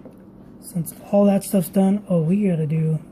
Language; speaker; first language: English; native; English